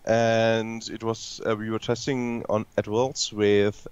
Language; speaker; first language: English; non-native, fluent; German